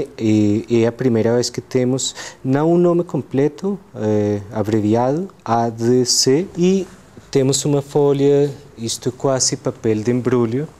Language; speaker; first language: Portuguese; non-native, fluent; Spanish